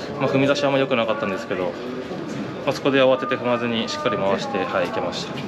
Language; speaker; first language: Japanese; native; Japanese